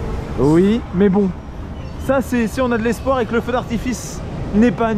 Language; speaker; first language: French; native; French